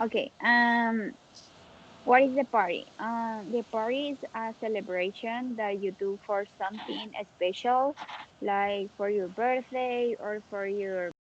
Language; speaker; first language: English; non-native, learner; Spanish